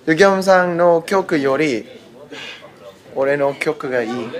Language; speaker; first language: Korean; native; Korean